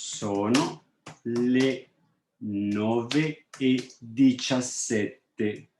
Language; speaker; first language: Italian; non-native, fluent; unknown